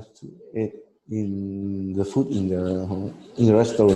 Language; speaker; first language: English; non-native, learner; Vietnamese